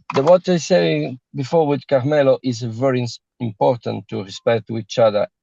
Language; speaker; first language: English; non-native, learner; Italian